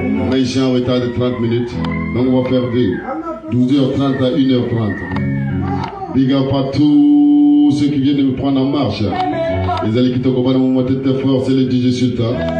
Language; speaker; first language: French; non-native, local second language; Mossi